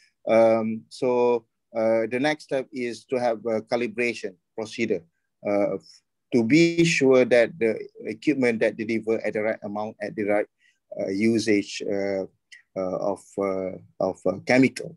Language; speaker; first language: English; non-native, local second language; Malay